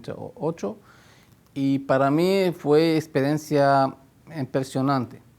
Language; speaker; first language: Spanish; non-native, fluent; Hebrew